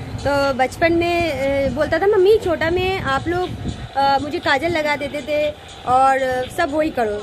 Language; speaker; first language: Hindi; non-native, local second language; Bangla